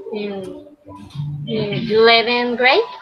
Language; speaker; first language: English; non-native, learner; Spanish